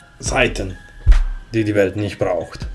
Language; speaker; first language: German; non-native, fluent; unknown